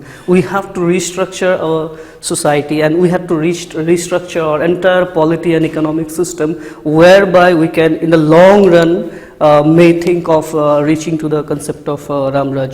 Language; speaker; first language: English; non-native, local second language; Assamese